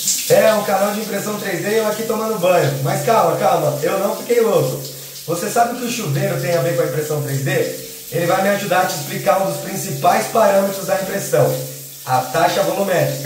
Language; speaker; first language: Portuguese; native; Portuguese